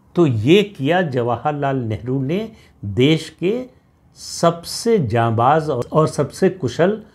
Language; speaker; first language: Hindi; native; Hindi